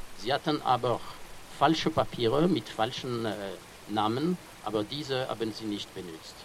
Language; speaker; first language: German; non-native, fluent; French